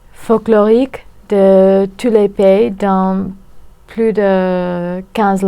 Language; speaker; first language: French; non-native, fluent; English